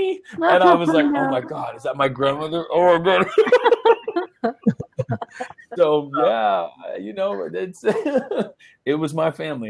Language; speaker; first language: English; native; English